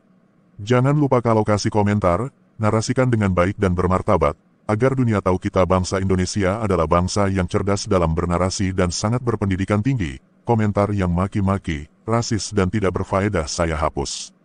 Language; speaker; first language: Indonesian; native; Indonesian